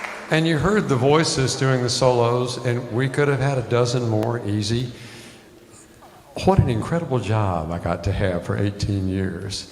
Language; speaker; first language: English; native; English